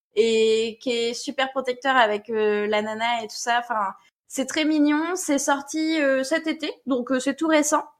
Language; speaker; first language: French; native; French